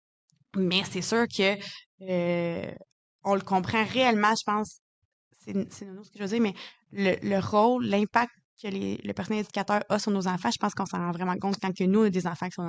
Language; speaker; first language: French; native; French